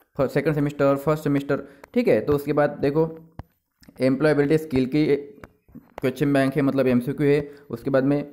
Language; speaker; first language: Hindi; non-native, local second language; Marathi